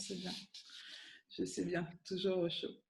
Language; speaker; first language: French; native; French